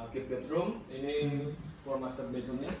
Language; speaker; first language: Indonesian; native; Indonesian